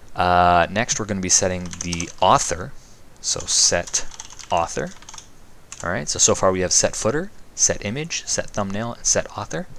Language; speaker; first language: English; native; English